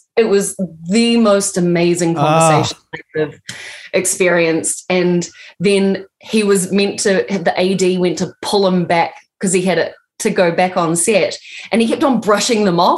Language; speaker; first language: English; native; English